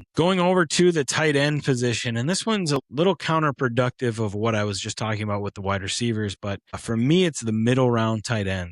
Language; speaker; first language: English; native; English